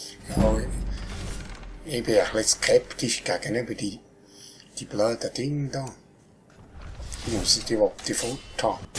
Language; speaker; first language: German; native; German